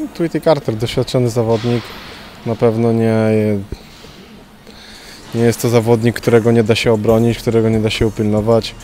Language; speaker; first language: Polish; native; Polish